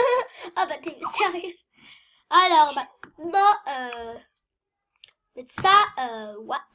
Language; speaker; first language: French; native; French